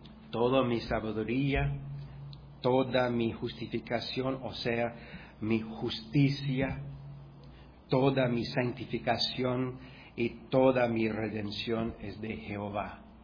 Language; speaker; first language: Spanish; non-native, fluent; English